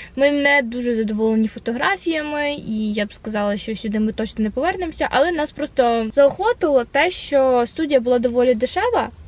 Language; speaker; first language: Ukrainian; non-native, local second language; Russian